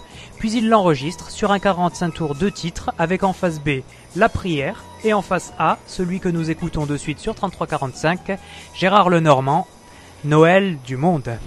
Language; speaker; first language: French; native; French